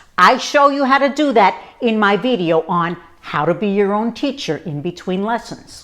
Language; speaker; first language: English; native; English